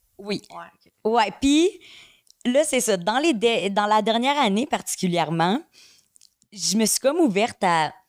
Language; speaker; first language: French; native; French